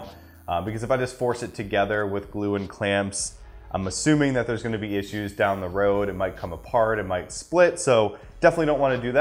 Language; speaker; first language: English; native; English